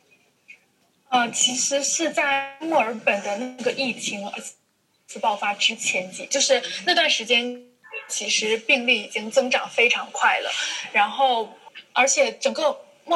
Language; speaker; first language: Chinese; native; Chinese